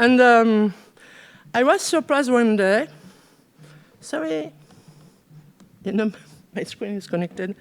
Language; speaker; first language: English; non-native, learner; French